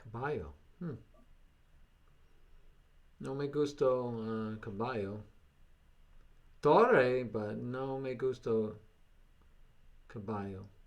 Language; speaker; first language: Spanish; non-native, learner; English